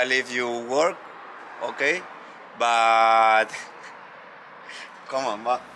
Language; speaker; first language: English; non-native, learner; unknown